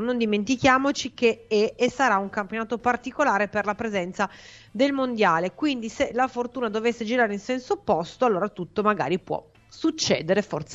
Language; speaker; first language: Italian; native; Italian